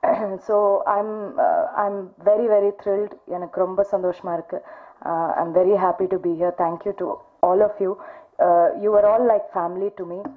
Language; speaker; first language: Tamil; non-native, fluent; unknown